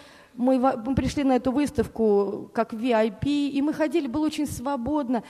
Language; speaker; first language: Russian; native; Russian